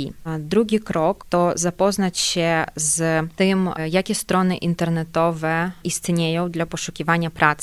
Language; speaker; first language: Polish; non-native, fluent; Ukrainian